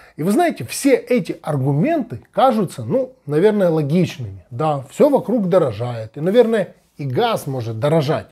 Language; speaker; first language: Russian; native; Russian